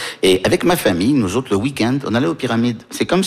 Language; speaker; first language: French; early bilingual, other home language; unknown